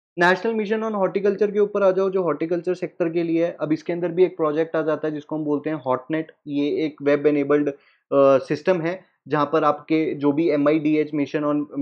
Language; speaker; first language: Hindi; native; Hindi